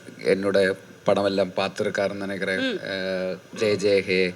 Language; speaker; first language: Tamil; non-native, learner; Malayalam